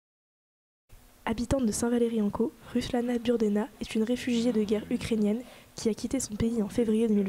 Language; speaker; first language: French; native; French